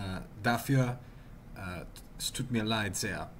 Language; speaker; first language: German; non-native, learner; English